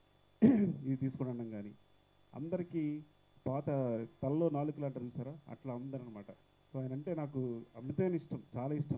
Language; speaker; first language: Telugu; native; Telugu